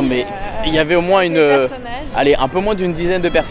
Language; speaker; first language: French; native; French